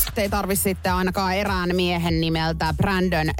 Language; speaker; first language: Finnish; native; Finnish